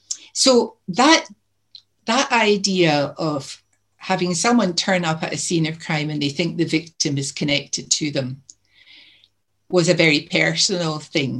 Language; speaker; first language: English; native; English